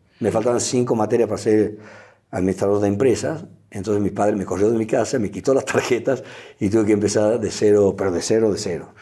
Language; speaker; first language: Spanish; native; Spanish